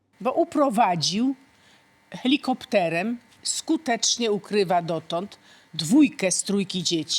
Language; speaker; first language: Polish; native; Polish